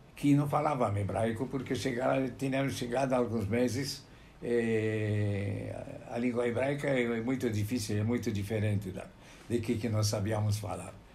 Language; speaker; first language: Portuguese; non-native, fluent; Romanian